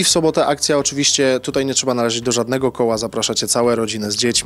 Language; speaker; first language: Polish; native; Polish